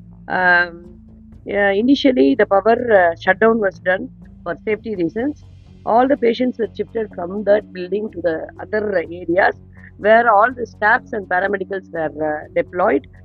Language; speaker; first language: English; non-native, local second language; Tamil